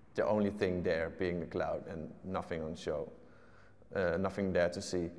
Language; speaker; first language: English; non-native, fluent; Dutch